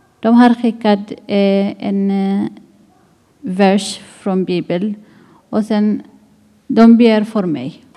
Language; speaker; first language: Swedish; non-native, learner; Tigrinya